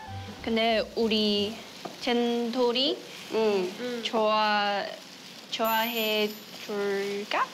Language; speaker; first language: Korean; non-native, fluent; Chinese